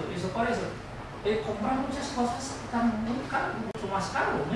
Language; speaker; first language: Spanish; non-native, learner; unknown